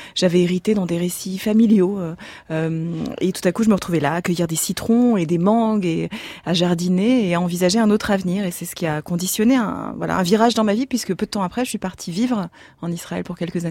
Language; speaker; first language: French; native; French